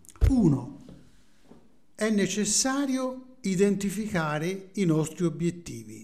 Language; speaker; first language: Italian; native; Italian